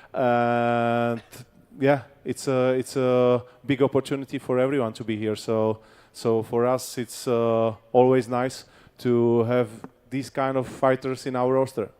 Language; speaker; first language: English; non-native, fluent; Czech